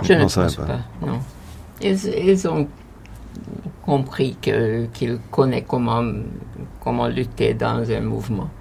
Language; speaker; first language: French; non-native, fluent; Hungarian